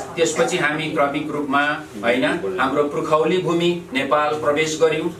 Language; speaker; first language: Nepali; native; Nepali